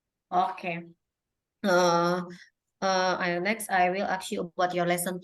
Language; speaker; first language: English; non-native, learner; Indonesian